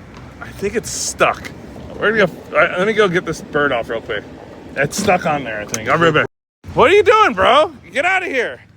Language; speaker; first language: English; native; English